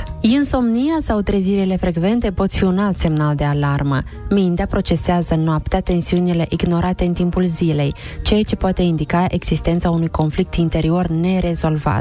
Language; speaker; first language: Romanian; native; Romanian